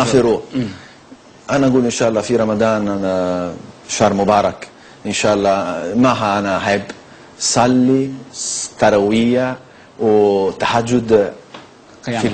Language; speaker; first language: Arabic; non-native, learner; Italian